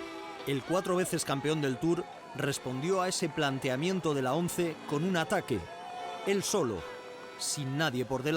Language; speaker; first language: Spanish; native; Spanish